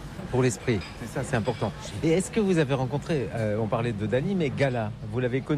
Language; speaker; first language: French; native; French